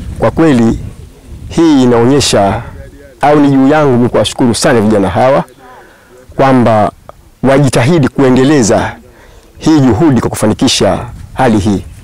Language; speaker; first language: Swahili; native; Swahili